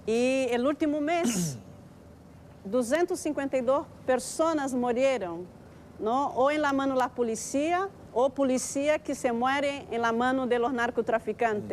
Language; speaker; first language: Spanish; non-native, fluent; Portuguese